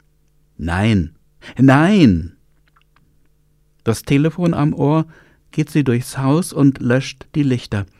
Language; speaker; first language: German; native; German